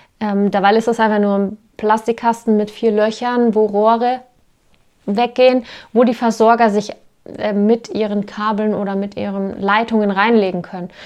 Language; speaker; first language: German; native; German